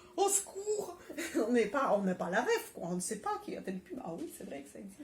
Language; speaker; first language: French; non-native, fluent; Russian